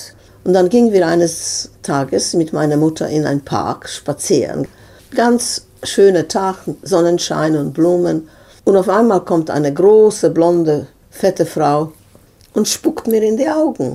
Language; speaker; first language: German; non-native, fluent; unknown